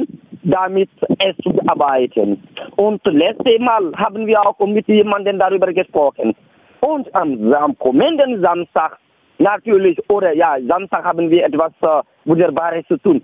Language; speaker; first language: German; non-native, learner; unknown